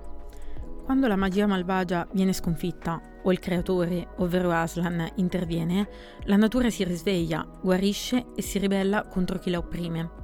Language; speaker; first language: Italian; native; Italian